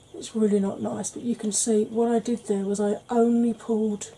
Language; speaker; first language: English; native; English